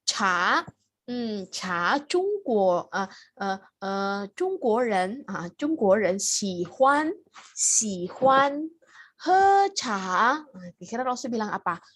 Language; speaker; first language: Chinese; non-native, fluent; Indonesian